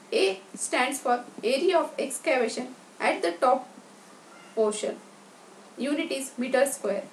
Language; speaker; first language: English; non-native, local second language; Marathi